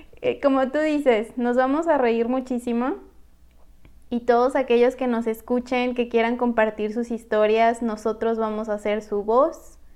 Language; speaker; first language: Spanish; native; Spanish